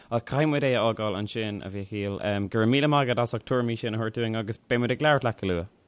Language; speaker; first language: Irish; non-native, local second language; English